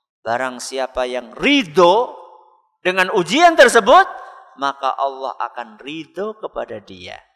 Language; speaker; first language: Indonesian; non-native, local second language; Javanese